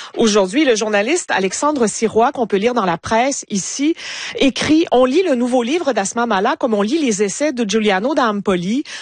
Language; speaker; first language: French; native; French